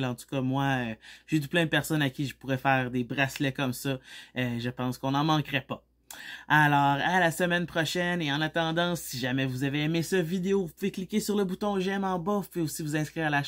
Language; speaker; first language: French; native; French